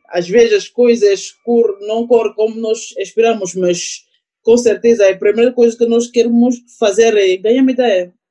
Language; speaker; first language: Portuguese; non-native, learner; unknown